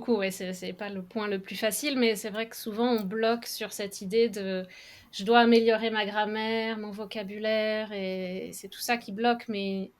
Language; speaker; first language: French; native; French